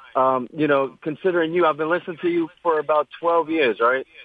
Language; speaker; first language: English; native; English